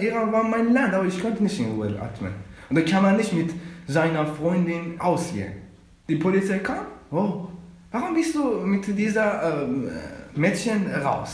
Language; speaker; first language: German; non-native, learner; Persian